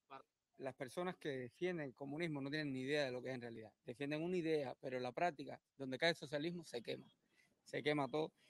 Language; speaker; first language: Spanish; native; Spanish